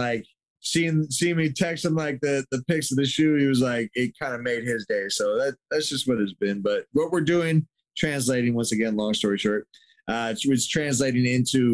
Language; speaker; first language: English; native; English